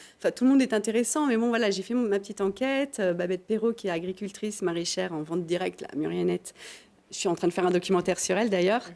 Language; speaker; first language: French; native; French